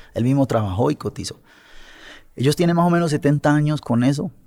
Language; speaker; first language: Spanish; native; Spanish